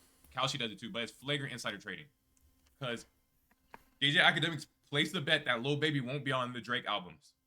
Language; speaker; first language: English; native; English